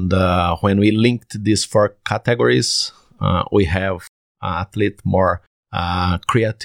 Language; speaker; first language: English; non-native, learner; Portuguese